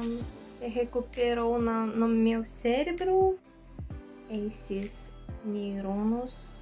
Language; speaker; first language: Portuguese; non-native, learner; Russian